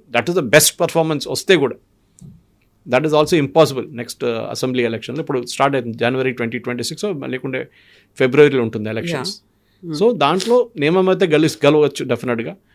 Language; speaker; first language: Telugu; non-native, local second language; Malayalam